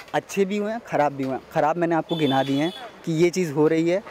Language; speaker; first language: Hindi; native; Hindi